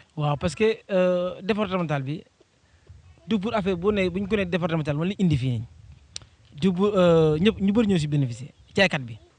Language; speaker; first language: Wolof; non-native, local second language; Jola-Fonyi